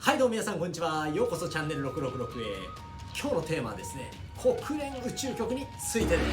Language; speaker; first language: Japanese; native; Japanese